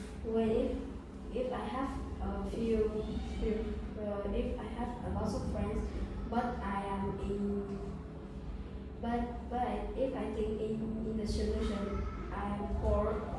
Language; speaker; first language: English; non-native, learner; Vietnamese